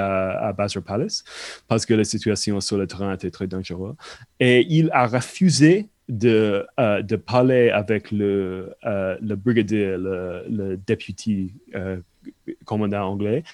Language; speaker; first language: French; non-native, fluent; English